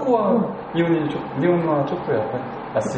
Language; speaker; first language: Japanese; non-native, learner; Korean